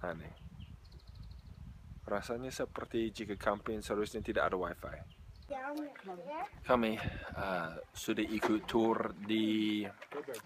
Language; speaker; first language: Indonesian; non-native, fluent; English